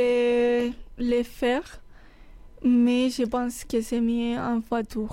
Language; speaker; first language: French; non-native, learner; Spanish